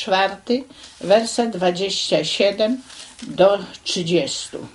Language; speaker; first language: Polish; native; Polish